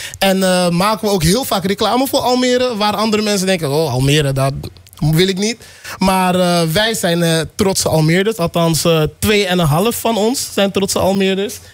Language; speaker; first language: Dutch; native; Dutch